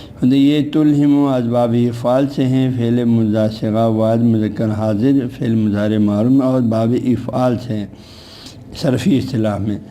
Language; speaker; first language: Urdu; non-native, local second language; Balti